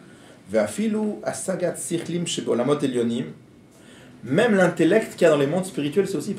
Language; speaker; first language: French; native; French